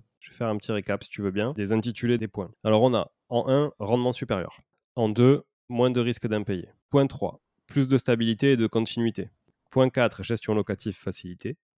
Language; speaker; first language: French; native; French